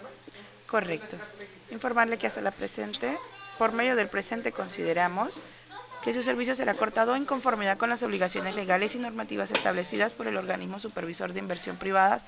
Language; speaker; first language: Spanish; native; Spanish